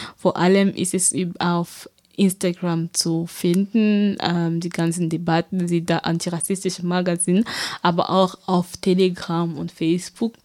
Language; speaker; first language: German; non-native, fluent; French